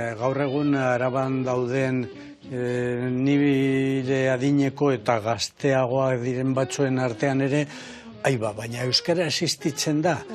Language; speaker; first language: Basque; non-native, local second language; Spanish